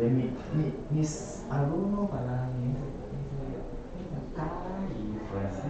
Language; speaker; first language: Spanish; non-native, learner; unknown